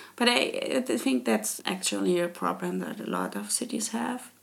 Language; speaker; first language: English; non-native, fluent; German